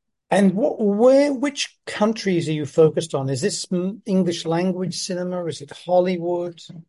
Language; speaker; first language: English; native; English